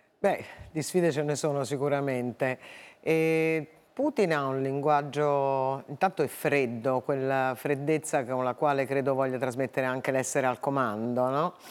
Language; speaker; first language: Italian; native; Italian